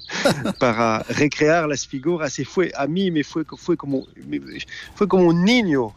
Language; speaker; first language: Spanish; non-native, learner; French